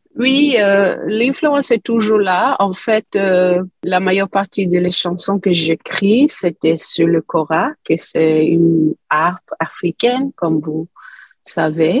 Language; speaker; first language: French; non-native, fluent; English